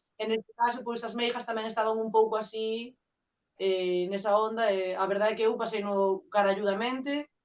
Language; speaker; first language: Galician; native; Galician